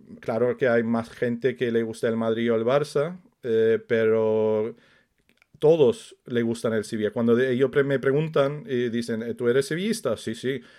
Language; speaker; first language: Spanish; early bilingual, other home language; Swedish